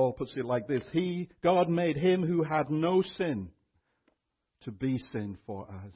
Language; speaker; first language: English; native; English